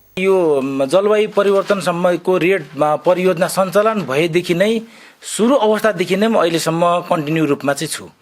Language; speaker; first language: Nepali; non-native, local second language; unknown